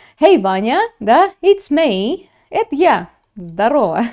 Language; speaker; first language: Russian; native; Russian